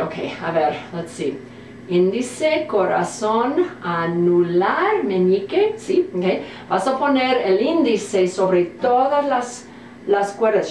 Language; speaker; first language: Spanish; non-native, fluent; English